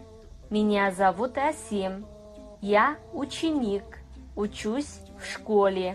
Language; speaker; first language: Russian; non-native, fluent; Kazakh